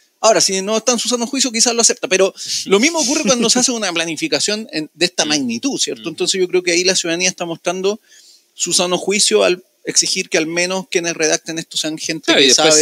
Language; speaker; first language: Spanish; native; Spanish